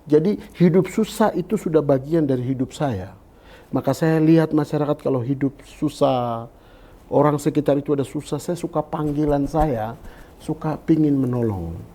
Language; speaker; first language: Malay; non-native, local second language; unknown